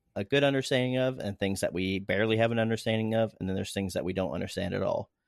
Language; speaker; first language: English; native; English